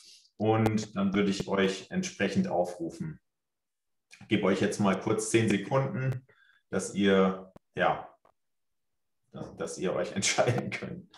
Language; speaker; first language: German; native; German